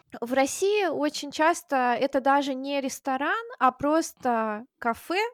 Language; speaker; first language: Russian; native; Russian